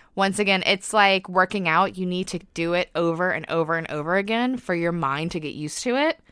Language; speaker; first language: English; native; English